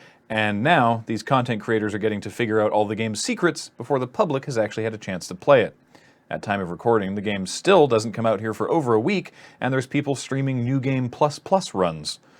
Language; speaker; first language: English; native; English